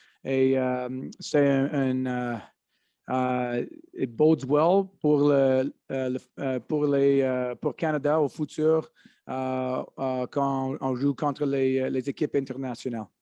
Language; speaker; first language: French; non-native, learner; English